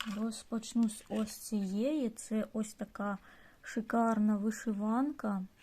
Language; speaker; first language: Ukrainian; non-native, local second language; Russian